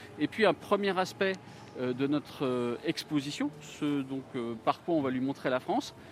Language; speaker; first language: French; native; French